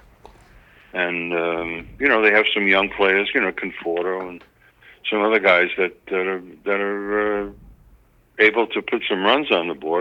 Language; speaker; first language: English; native; English